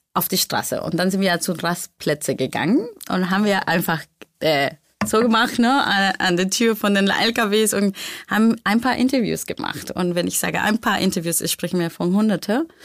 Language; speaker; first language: German; non-native, fluent; Spanish